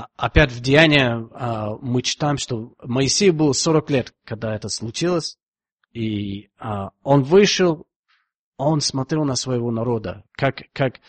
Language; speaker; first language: Russian; non-native, fluent; English